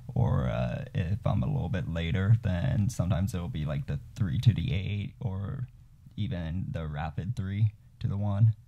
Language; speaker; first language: English; native; English